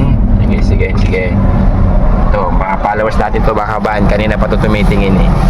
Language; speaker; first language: Filipino; native; Filipino